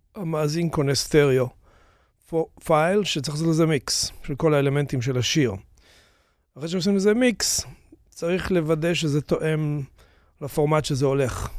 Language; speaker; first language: Hebrew; native; Hebrew